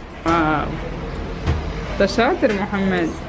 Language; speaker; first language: Arabic; native; Arabic